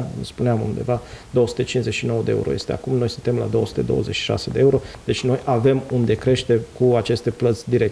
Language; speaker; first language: Romanian; native; Romanian